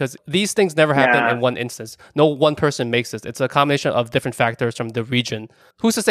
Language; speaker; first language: English; native; English